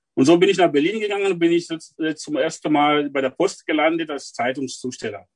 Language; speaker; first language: German; non-native, fluent; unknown